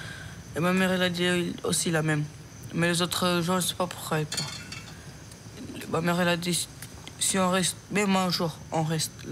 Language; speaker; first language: French; early bilingual, other home language; Romanian